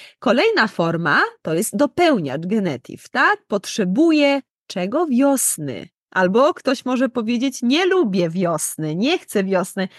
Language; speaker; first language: Polish; native; Polish